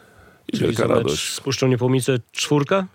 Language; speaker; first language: Polish; native; Polish